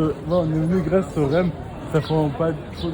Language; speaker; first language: French; native; French